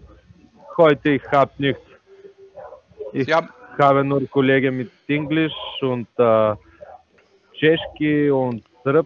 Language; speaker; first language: German; non-native, learner; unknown